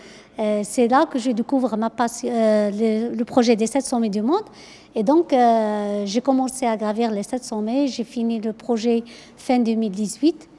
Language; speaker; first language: French; non-native, local second language; Arabic